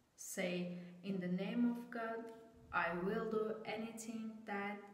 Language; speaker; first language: English; non-native, learner; Turkish